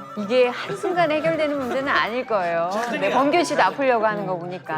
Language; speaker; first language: Korean; native; Korean